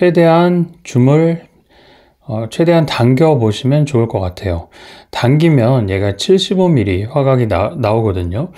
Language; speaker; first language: Korean; native; Korean